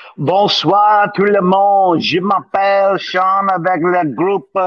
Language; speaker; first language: French; non-native, learner; English